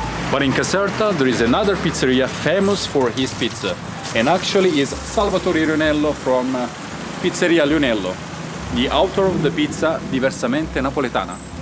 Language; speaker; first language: English; non-native, fluent; Italian